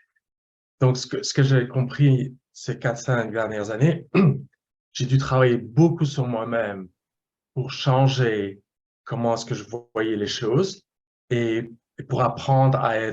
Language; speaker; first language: French; non-native, fluent; English